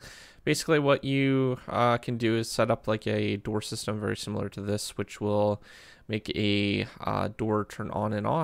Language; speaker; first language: English; native; English